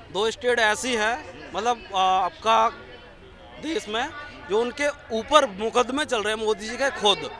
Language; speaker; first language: Hindi; native; Hindi